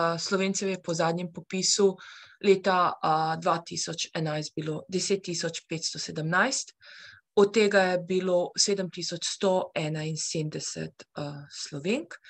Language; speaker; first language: Slovenian; early bilingual, heritage; Slovenian